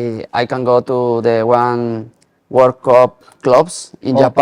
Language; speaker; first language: English; non-native, learner; Spanish